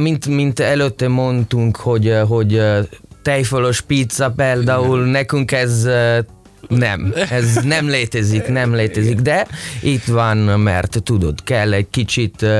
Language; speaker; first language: Hungarian; non-native, learner; Italian